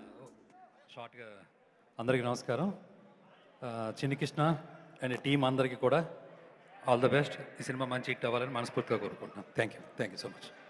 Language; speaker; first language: Telugu; native; Telugu